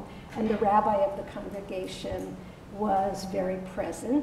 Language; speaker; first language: English; native; English